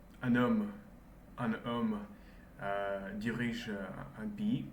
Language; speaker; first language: French; non-native, learner; Russian